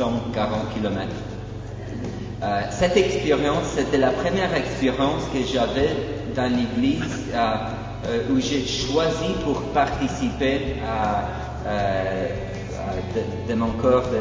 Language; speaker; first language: French; non-native, fluent; Polish